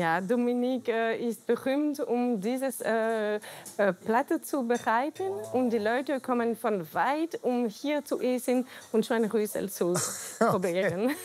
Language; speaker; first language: German; non-native, learner; French